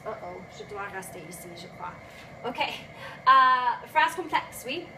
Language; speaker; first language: French; non-native, fluent; English